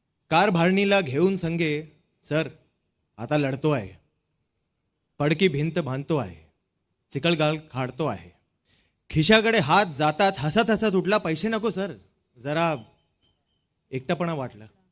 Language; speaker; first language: Marathi; non-native, local second language; Hindi